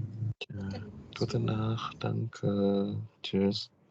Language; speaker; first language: German; non-native, learner; Indonesian